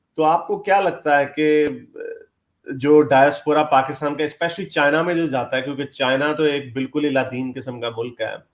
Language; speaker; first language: Urdu; native; Urdu